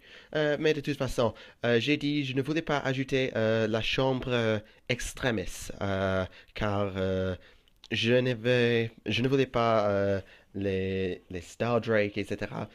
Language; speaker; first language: French; non-native, fluent; English